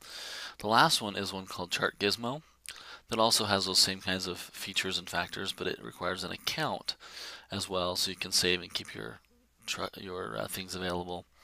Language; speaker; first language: English; native; English